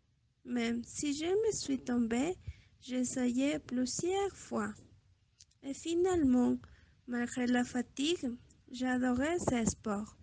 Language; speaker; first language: French; non-native, learner; Spanish